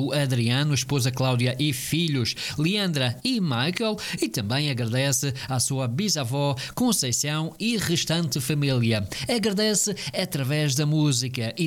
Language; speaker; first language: Portuguese; native; Portuguese